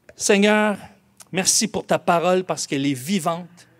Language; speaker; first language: French; native; French